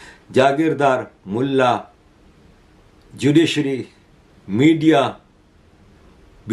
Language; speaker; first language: Urdu; native; Urdu